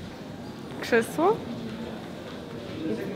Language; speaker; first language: Polish; non-native, fluent; Russian